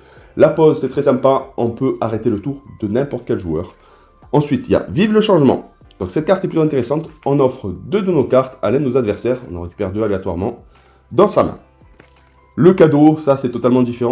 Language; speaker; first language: French; native; French